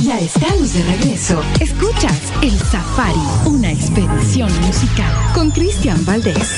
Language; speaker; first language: Spanish; native; Spanish